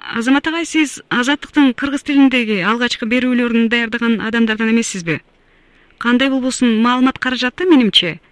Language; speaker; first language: Kyrgyz; native; Kyrgyz